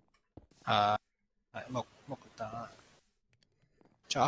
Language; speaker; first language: Japanese; non-native, learner; English